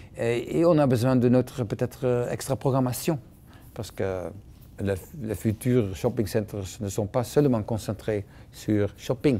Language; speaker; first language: French; non-native, fluent; Dutch